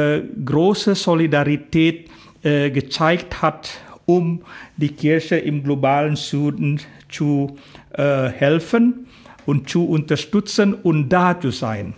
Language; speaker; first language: German; non-native, fluent; Indonesian